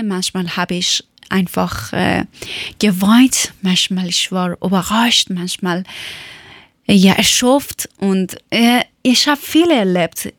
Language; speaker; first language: German; non-native, learner; Persian